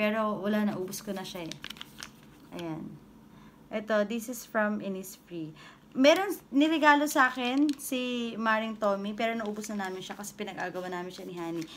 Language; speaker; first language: Filipino; native; Filipino